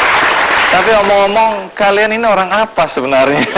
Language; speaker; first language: Indonesian; native; Indonesian